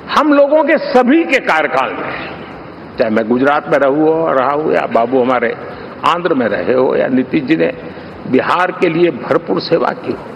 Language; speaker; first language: Hindi; non-native, local second language; Gujarati